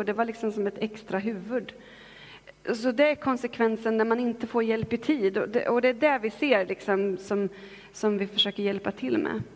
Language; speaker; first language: Swedish; native; Swedish